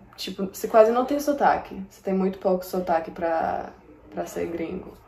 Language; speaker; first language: Portuguese; non-native, fluent; English